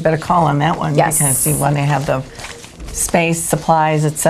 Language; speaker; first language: English; native; English